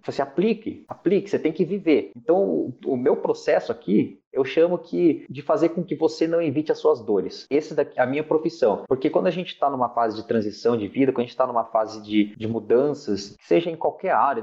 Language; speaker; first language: Portuguese; native; Portuguese